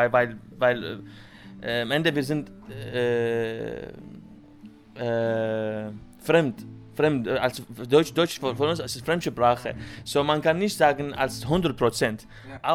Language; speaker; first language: German; non-native, learner; Arabic